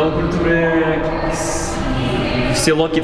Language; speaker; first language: Polish; non-native, learner; Russian